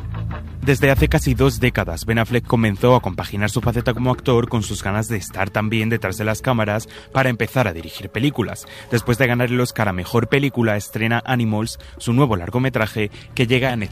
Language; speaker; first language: Spanish; native; Spanish